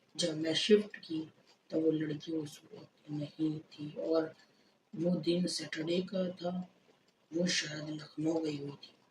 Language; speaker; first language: Urdu; native; Urdu